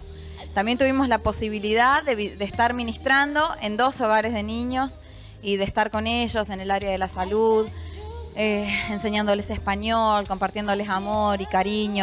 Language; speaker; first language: Spanish; native; Spanish